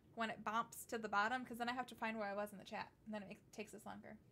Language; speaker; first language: English; native; English